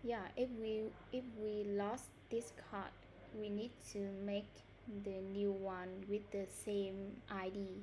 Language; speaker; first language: English; non-native, learner; Vietnamese